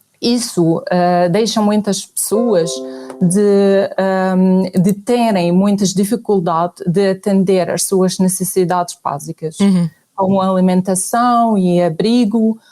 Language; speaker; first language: Portuguese; non-native, fluent; Arabic